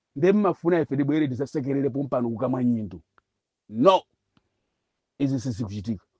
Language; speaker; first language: Nyanja; non-native, local second language; Tumbuka